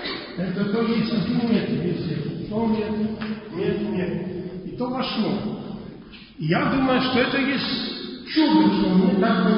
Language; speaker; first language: Russian; non-native, fluent; Polish